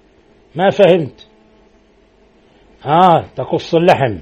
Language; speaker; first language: Arabic; native; Arabic